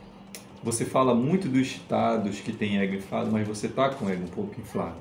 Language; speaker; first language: Portuguese; native; Portuguese